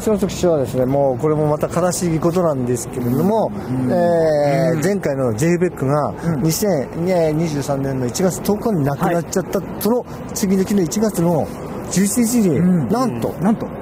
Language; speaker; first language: Japanese; native; Japanese